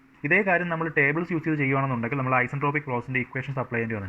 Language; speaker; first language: Malayalam; native; Malayalam